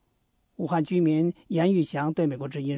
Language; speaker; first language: Chinese; native; Chinese